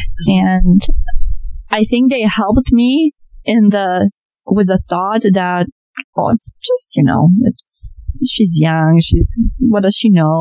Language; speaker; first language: English; non-native, fluent; Romanian